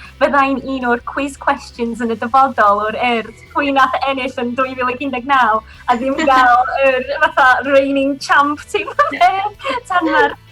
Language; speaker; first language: Welsh; non-native, local second language; English